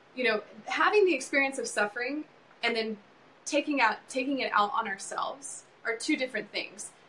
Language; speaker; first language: English; native; English